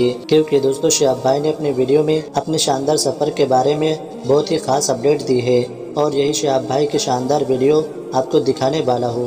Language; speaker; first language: Hindi; native; Hindi